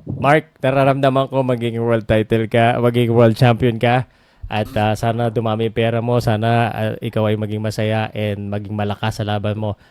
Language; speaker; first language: Filipino; native; Filipino